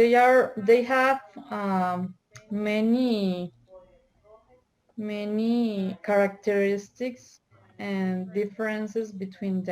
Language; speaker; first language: English; non-native, learner; Spanish